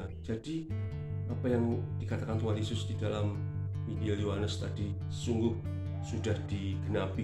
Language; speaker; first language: Indonesian; native; Indonesian